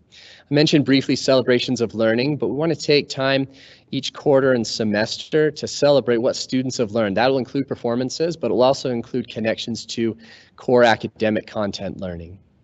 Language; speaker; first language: English; native; English